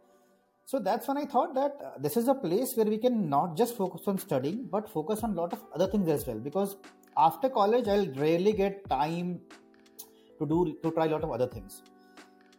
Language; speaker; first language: English; non-native, local second language; Hindi